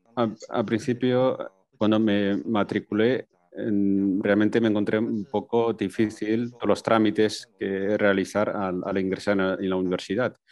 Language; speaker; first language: Spanish; non-native, fluent; Chinese